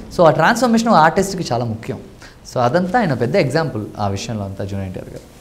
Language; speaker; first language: Telugu; non-native, local second language; Tamil